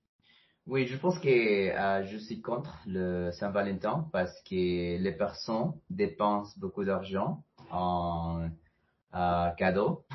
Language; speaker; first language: French; non-native, fluent; Spanish